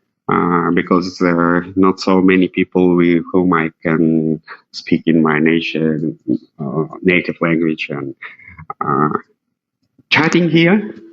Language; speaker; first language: English; non-native, fluent; Russian